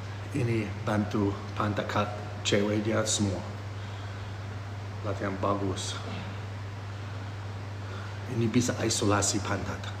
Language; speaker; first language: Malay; non-native, learner; English